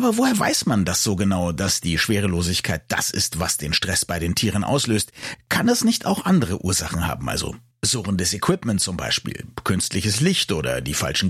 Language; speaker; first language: German; native; German